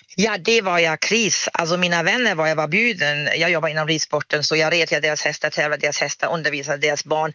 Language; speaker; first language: Swedish; non-native, fluent; German